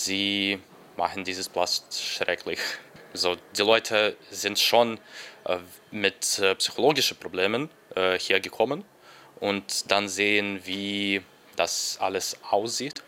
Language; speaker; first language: German; non-native, fluent; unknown